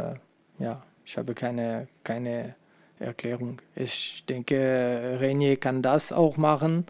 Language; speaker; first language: German; non-native, fluent; French